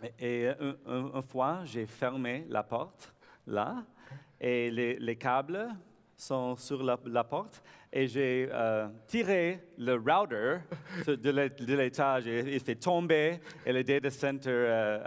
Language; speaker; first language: French; non-native, learner; English